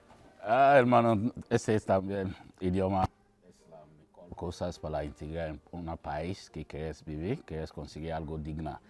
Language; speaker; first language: Spanish; non-native, learner; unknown